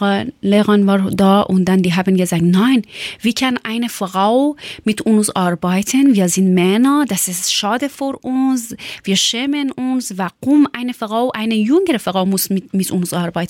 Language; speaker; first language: German; non-native, learner; Persian